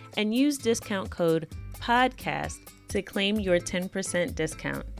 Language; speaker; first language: English; native; English